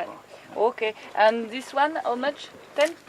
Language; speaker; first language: English; non-native, learner; French